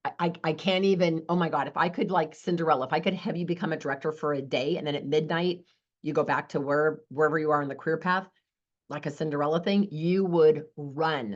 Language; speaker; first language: English; native; English